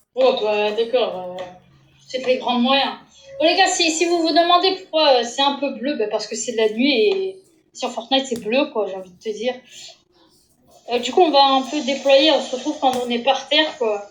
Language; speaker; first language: French; native; French